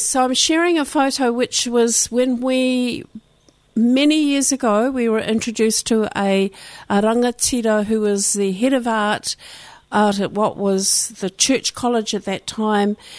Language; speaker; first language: English; native; English